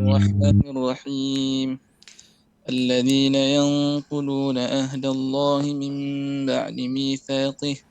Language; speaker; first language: Arabic; non-native, learner; Indonesian